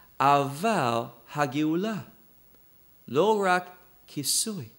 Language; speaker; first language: Hebrew; non-native, fluent; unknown